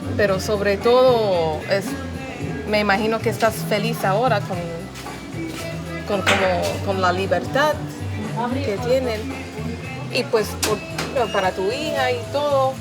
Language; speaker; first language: Spanish; non-native, fluent; English